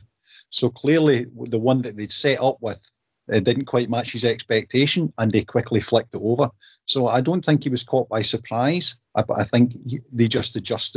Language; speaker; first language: English; native; English